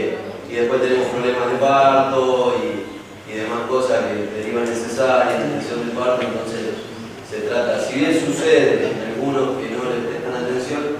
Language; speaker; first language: Spanish; native; Spanish